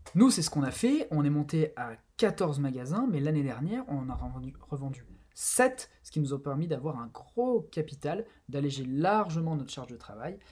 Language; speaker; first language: French; native; French